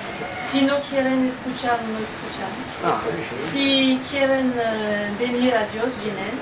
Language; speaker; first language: Spanish; non-native, learner; French